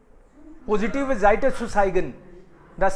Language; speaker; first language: German; non-native, fluent; Hindi